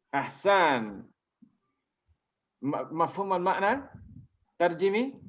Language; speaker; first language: Arabic; non-native, fluent; Indonesian